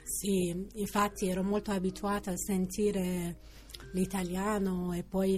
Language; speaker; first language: Italian; non-native, fluent; Persian